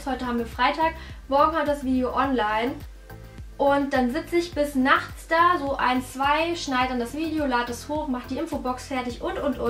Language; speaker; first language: German; native; German